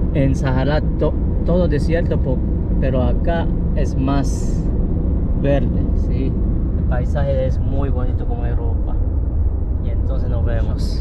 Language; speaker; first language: Spanish; non-native, fluent; Japanese